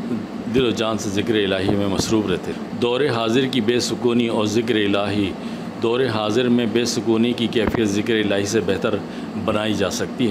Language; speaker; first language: Urdu; native; Urdu